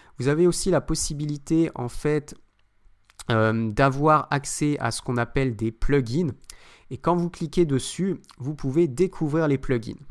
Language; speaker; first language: French; native; French